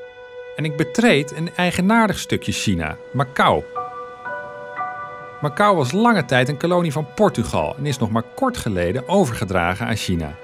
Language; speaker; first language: Dutch; native; Dutch